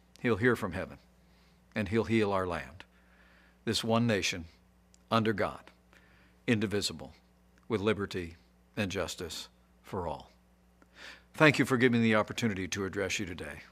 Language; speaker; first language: English; native; English